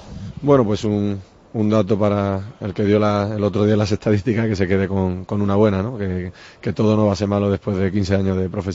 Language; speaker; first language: Spanish; native; Spanish